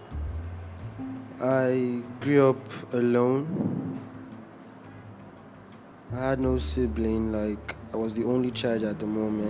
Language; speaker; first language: English; non-native, local second language; Igbo